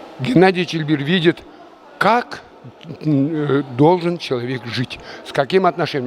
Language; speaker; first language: Russian; non-native, local second language; Chuvash